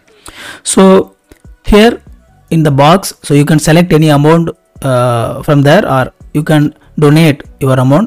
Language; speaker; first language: English; non-native, local second language; Tamil